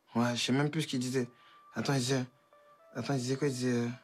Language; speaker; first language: French; native; French